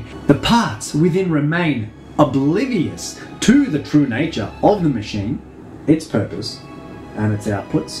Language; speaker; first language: English; native; English